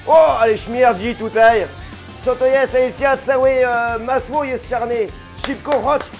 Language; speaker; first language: Polish; non-native, learner; French